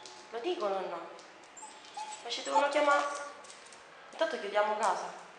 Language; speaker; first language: Italian; non-native, fluent; Filipino